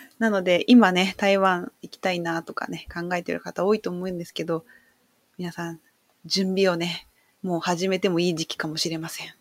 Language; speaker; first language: Japanese; native; Japanese